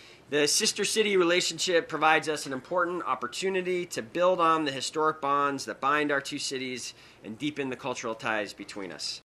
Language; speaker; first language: English; native; English